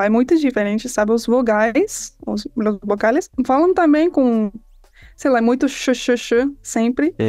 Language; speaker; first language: Portuguese; non-native, fluent; English